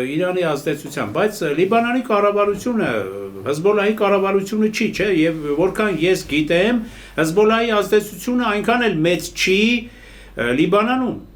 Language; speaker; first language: Armenian; native; Armenian